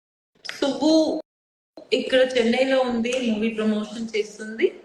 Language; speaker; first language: Telugu; non-native, local second language; Odia